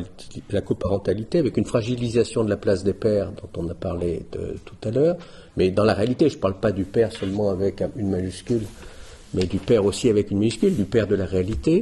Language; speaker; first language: French; native; French